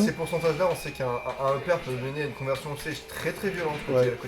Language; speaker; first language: French; native; French